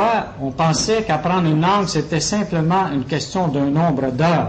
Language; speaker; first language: French; native; French